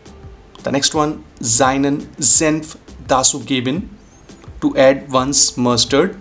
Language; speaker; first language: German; non-native, fluent; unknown